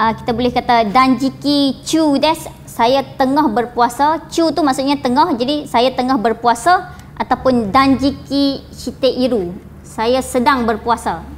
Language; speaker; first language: Malay; native; Malay